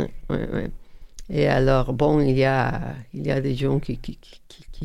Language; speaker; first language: French; non-native, learner; Spanish